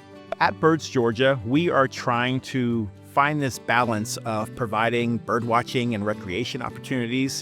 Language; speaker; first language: English; native; English